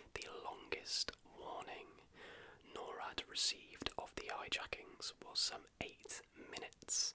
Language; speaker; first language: English; native; English